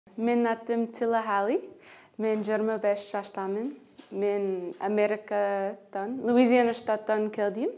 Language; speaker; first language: Kyrgyz; non-native, learner; English